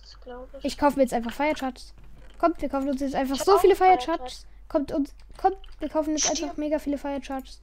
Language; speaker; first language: German; native; German